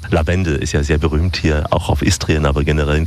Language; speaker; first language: German; native; German